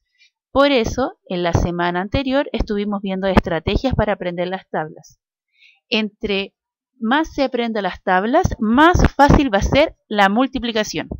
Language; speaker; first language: Spanish; native; Spanish